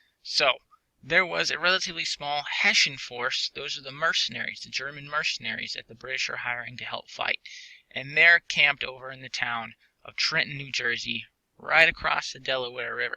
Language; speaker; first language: English; native; English